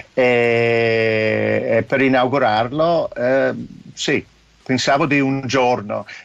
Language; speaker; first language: Italian; non-native, fluent; English